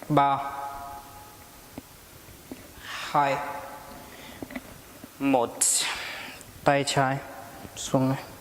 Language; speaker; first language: Vietnamese; non-native, learner; Hindi